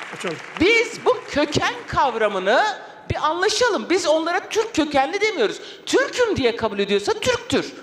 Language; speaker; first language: Turkish; non-native, local second language; Kurdish